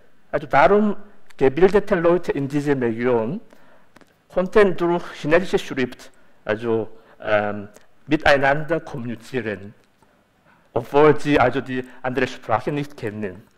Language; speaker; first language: German; non-native, fluent; Korean